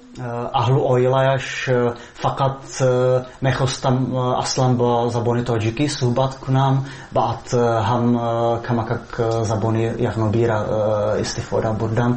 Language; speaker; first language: Persian; non-native, fluent; Slovak